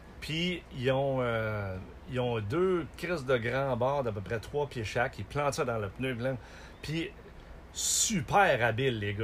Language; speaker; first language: French; native; French